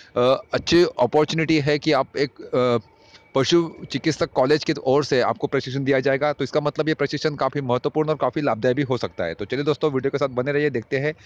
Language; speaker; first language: Hindi; non-native, local second language; Marathi